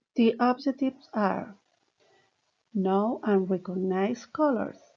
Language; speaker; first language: English; non-native, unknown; Spanish